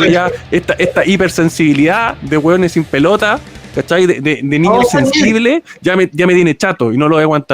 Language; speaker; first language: Spanish; native; Spanish